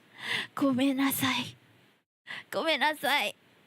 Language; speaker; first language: Japanese; non-native, learner; English